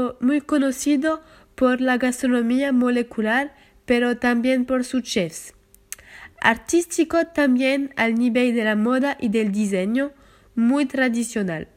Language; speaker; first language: Spanish; non-native, learner; French